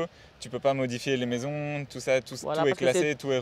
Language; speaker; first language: French; native; French